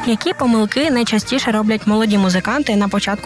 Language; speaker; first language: Ukrainian; native; Ukrainian